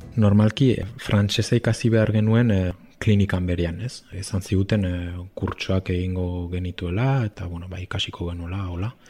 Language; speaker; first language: Basque; non-native, local second language; Spanish